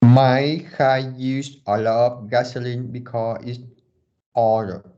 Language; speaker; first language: English; non-native, learner; Vietnamese